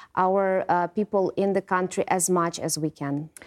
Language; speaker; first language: English; non-native, fluent; Ukrainian